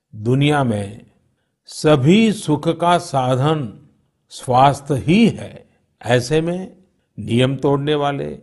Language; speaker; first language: Hindi; non-native, local second language; Gujarati